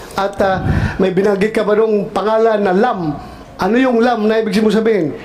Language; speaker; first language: Filipino; non-native, local second language; Cebuano